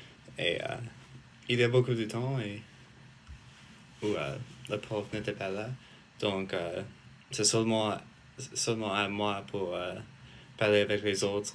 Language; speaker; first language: French; non-native, learner; English